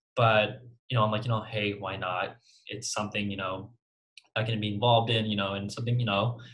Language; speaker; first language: English; native; English